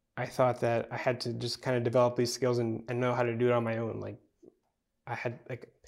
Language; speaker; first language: English; native; English